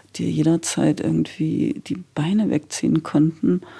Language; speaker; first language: German; native; German